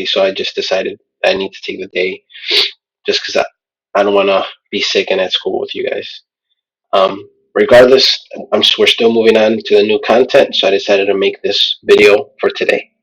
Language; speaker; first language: English; native; English